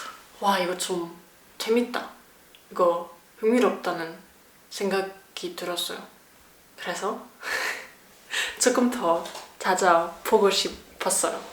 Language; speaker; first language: Korean; non-native, learner; German